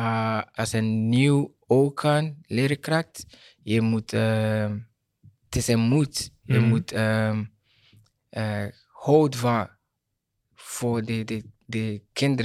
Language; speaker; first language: Dutch; non-native, learner; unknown